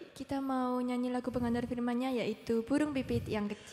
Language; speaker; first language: Indonesian; native; Indonesian